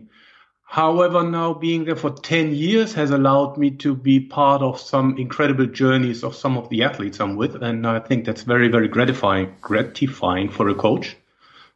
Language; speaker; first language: English; non-native, fluent; German